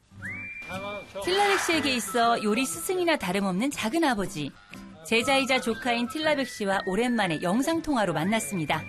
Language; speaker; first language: Korean; native; Korean